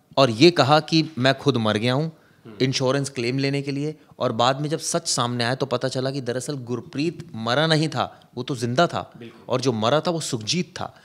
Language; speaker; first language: Hindi; native; Hindi